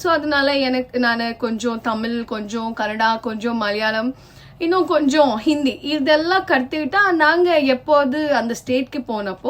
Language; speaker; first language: Tamil; non-native, learner; Telugu